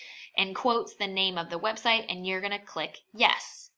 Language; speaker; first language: English; native; English